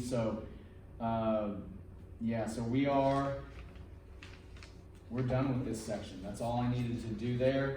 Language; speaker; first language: English; native; English